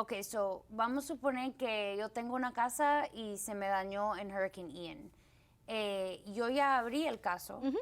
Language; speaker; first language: Spanish; early bilingual, heritage; Spanish